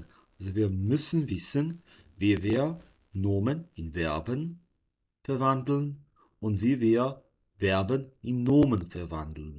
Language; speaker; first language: German; non-native, fluent; Serbian